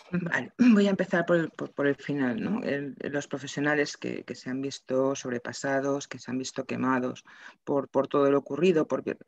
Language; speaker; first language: Spanish; native; Spanish